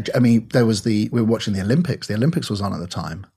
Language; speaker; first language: English; native; English